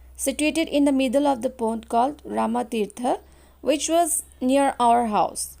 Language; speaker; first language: English; non-native, local second language; Assamese